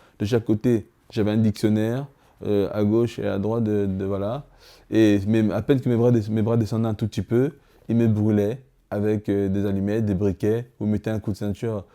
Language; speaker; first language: French; early bilingual, other home language; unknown